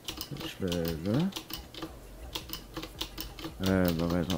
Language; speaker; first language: French; native; French